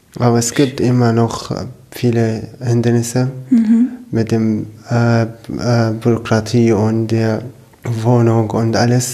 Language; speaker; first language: German; non-native, learner; Arabic